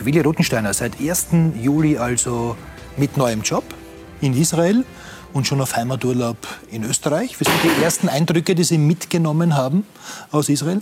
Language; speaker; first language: German; native; German